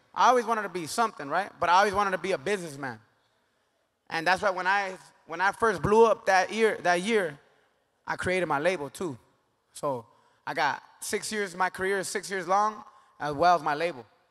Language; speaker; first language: English; early bilingual, other home language; Spanish